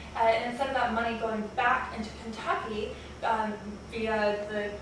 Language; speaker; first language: English; native; English